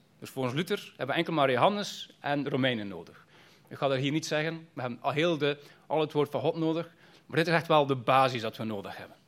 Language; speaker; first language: Dutch; native; Dutch